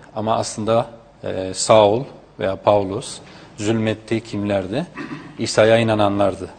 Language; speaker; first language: Turkish; non-native, fluent; Spanish